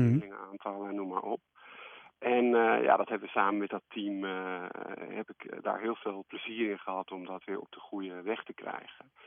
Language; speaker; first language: Dutch; native; Dutch